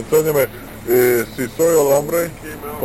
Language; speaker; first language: Spanish; non-native, learner; English